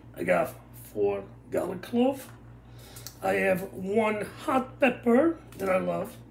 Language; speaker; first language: English; non-native, fluent; Italian